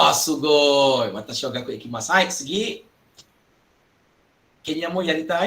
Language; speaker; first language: Japanese; non-native, fluent; Malay